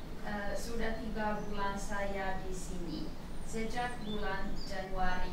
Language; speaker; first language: Indonesian; non-native, learner; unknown